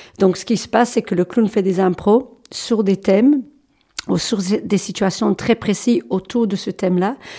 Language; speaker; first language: French; non-native, fluent; English